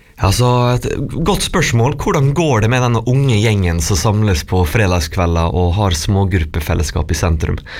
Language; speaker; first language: Norwegian; native; Norwegian